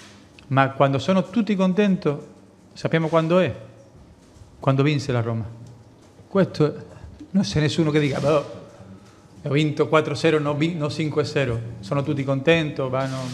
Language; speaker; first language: Italian; non-native, fluent; Spanish